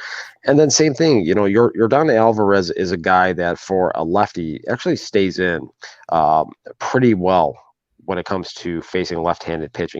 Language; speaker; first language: English; native; English